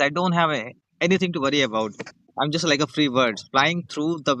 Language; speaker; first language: English; non-native, fluent; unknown